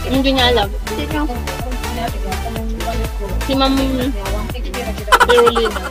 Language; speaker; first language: Filipino; native; Filipino